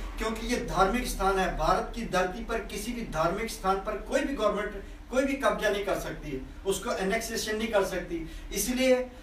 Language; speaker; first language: Hindi; non-native, local second language; Punjabi